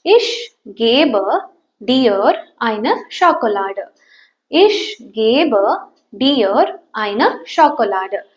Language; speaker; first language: German; non-native, fluent; Tamil